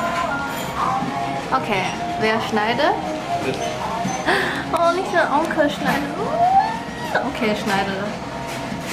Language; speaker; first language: German; non-native, fluent; Chinese